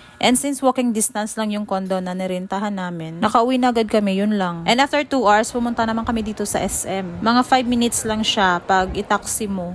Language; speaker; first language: Filipino; non-native, local second language; Hiligaynon